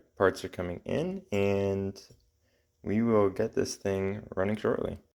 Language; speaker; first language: English; native; English